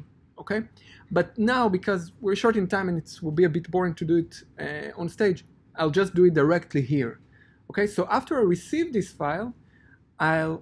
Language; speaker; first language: English; non-native, fluent; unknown